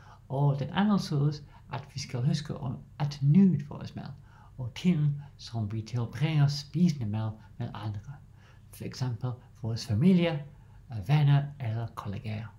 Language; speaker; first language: Danish; non-native, learner; English